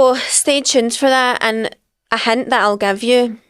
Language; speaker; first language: English; native; English